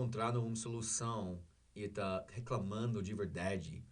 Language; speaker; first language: Portuguese; non-native, learner; English